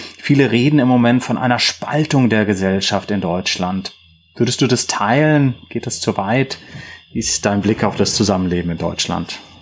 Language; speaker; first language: German; native; German